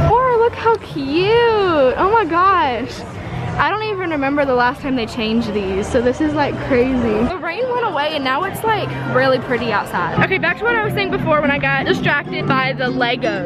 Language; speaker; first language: English; native; English